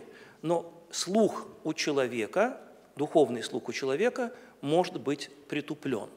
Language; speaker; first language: Russian; native; Russian